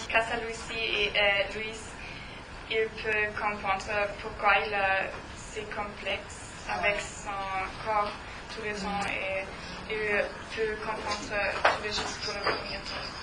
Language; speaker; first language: French; non-native, learner; German